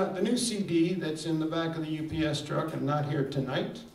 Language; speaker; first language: English; native; English